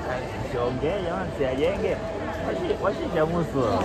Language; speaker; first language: Chinese; non-native, learner; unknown